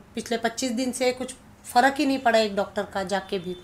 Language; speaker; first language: Hindi; non-native, local second language; Marathi